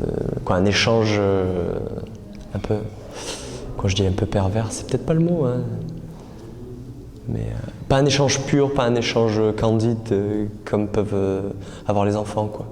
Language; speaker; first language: French; native; French